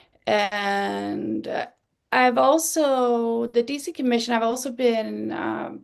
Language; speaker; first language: English; non-native, fluent; Swedish